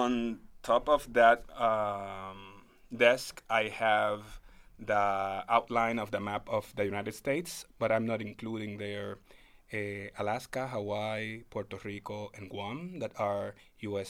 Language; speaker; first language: English; non-native, fluent; Spanish